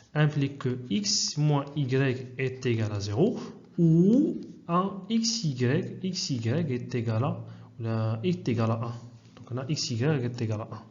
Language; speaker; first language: French; non-native, local second language; Arabic